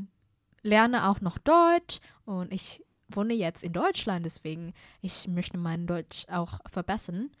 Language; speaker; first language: German; non-native, fluent; Indonesian